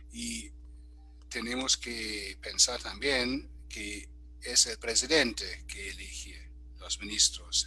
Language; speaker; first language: Spanish; non-native, fluent; German